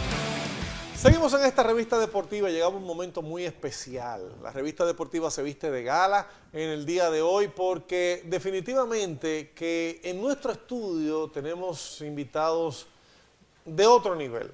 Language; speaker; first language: Spanish; native; Spanish